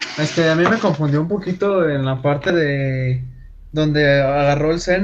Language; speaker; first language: Spanish; native; Spanish